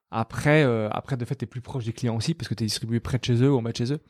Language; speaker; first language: French; native; French